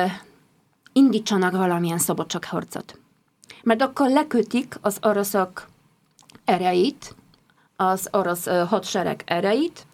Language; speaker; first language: Hungarian; non-native, fluent; Polish